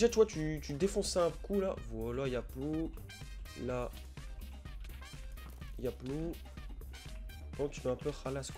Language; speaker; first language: French; native; French